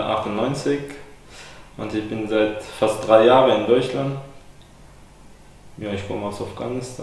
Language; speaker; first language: German; non-native, learner; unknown